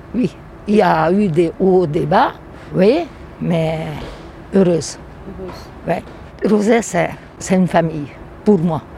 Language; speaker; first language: French; non-native, fluent; Hungarian